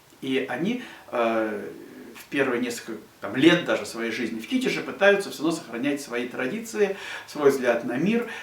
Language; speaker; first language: Russian; native; Russian